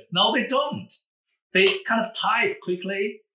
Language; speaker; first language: English; non-native, fluent; Chinese